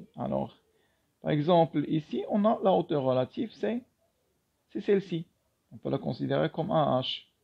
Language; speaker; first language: French; non-native, local second language; Arabic